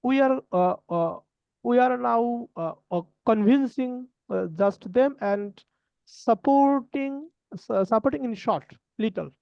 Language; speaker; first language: English; non-native, learner; Bangla